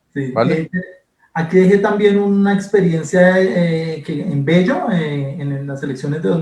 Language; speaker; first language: Spanish; native; Spanish